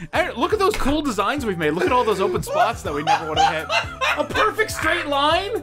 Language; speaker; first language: English; native; English